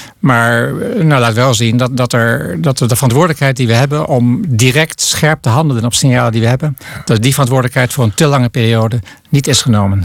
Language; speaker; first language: Dutch; native; Dutch